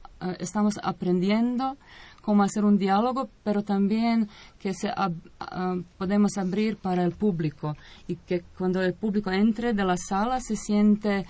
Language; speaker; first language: Spanish; non-native, fluent; Croatian